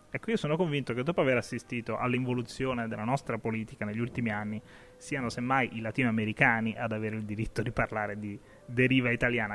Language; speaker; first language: Italian; native; Italian